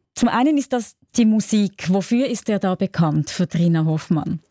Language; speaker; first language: German; native; German